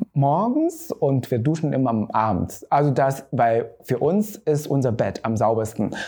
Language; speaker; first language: German; non-native, fluent; Chinese